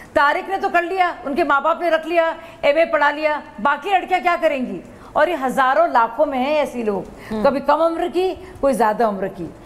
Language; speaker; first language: Hindi; native; Hindi